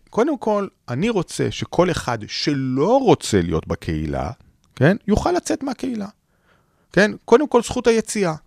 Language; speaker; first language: Hebrew; native; Hebrew